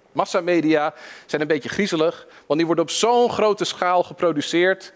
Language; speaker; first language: Dutch; early bilingual, other home language; English